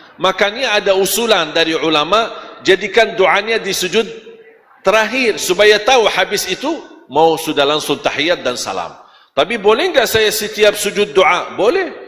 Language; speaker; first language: Malay; non-native, fluent; Arabic